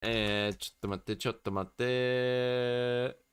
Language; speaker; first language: Japanese; non-native, learner; English